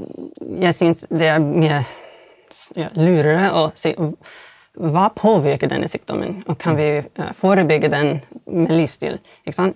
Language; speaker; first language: Norwegian; non-native, fluent; English